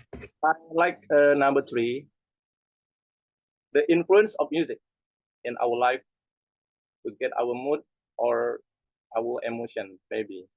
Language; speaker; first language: English; non-native, learner; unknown